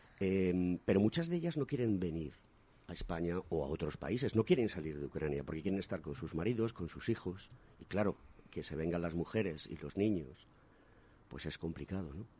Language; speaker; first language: Spanish; native; Spanish